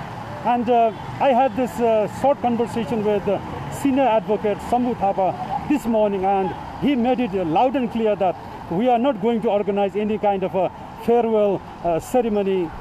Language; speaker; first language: English; non-native, local second language; Nepali